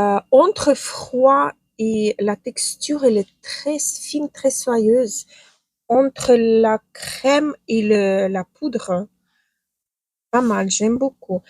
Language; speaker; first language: French; non-native, fluent; Ukrainian